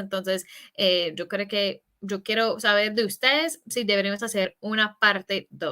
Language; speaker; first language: Spanish; non-native, fluent; English